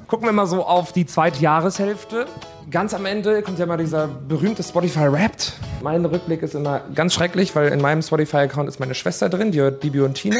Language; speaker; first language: German; native; German